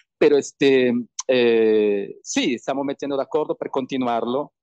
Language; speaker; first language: Italian; non-native, learner; Spanish